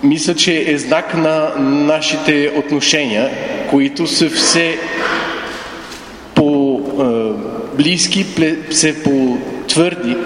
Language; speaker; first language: Bulgarian; non-native, fluent; French